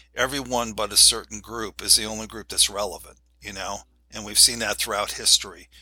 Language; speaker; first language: English; native; English